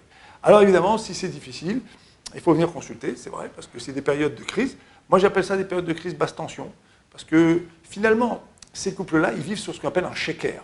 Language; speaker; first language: French; native; French